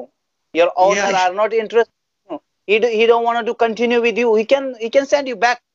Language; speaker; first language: English; non-native, fluent; Bangla